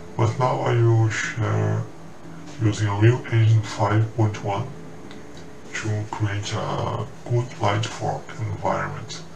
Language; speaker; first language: English; non-native, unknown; Portuguese